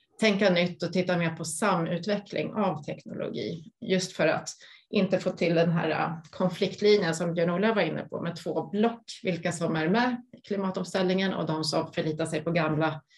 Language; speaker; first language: Swedish; native; Swedish